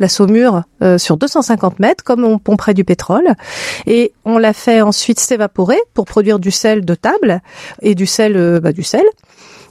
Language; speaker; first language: French; native; French